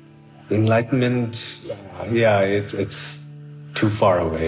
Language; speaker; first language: English; non-native, local second language; Sherpa